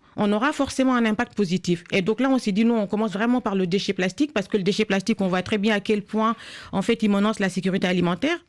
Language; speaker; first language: French; non-native, local second language; Wolof